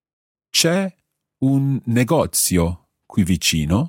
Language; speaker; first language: Italian; non-native, fluent; English